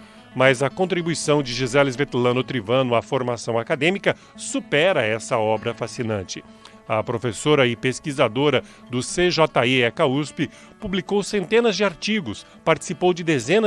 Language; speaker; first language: Portuguese; native; Portuguese